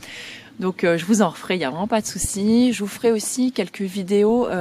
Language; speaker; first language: French; native; French